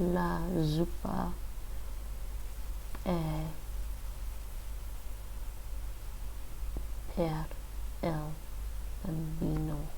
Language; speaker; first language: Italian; non-native, learner; English